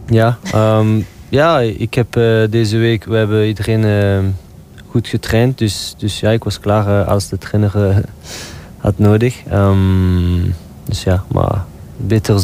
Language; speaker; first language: Dutch; non-native, local second language; French